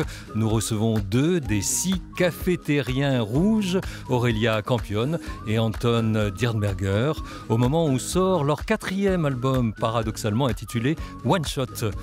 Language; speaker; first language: French; native; French